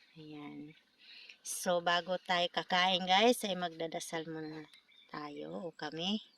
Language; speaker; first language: Filipino; non-native, local second language; Cebuano